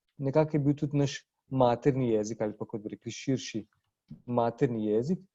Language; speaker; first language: Slovenian; native; Slovenian